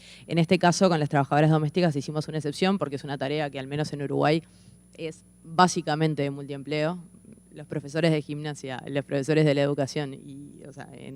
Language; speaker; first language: Spanish; native; Spanish